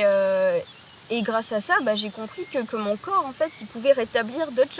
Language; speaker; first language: French; native; French